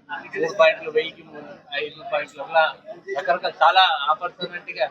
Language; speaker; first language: Telugu; native; Telugu